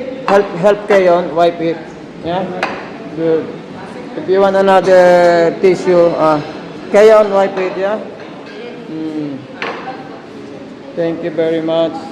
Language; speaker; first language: English; non-native, local second language; Filipino